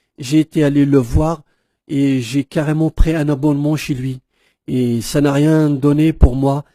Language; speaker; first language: French; non-native, local second language; Kabyle